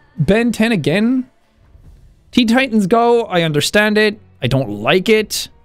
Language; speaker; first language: English; native; English